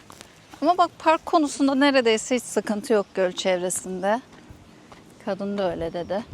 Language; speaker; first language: Turkish; native; Turkish